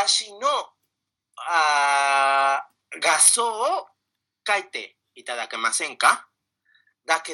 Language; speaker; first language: Japanese; non-native, fluent; Spanish